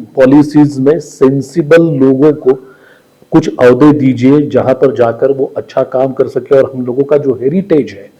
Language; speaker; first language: Hindi; non-native, local second language; Marathi